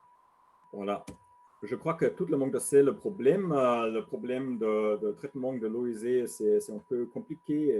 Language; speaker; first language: French; non-native, learner; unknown